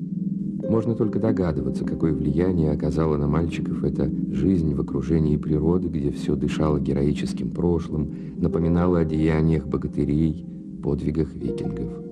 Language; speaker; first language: Russian; native; Russian